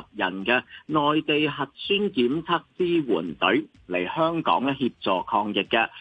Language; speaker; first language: Cantonese; native; Cantonese